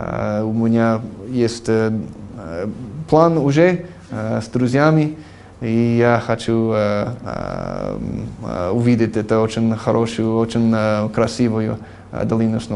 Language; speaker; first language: Russian; non-native, fluent; English